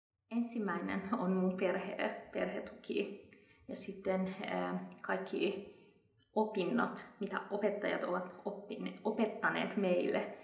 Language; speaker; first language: Finnish; non-native, fluent; Persian